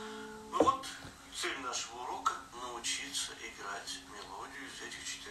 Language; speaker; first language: Russian; native; Russian